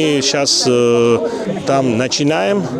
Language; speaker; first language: Russian; non-native, fluent; Georgian